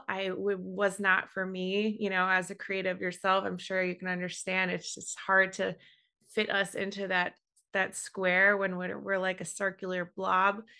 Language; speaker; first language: English; native; English